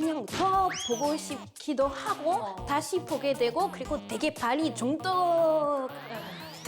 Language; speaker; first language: Korean; non-native, fluent; French